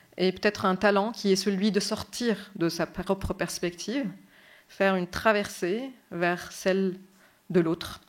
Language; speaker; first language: French; non-native, local second language; Arabic